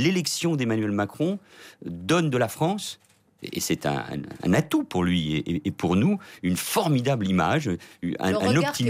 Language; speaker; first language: French; early bilingual, other home language; Catalan